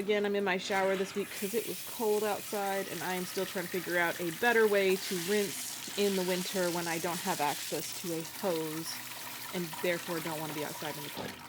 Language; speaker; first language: English; native; English